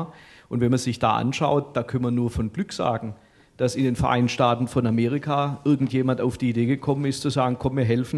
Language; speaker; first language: German; native; German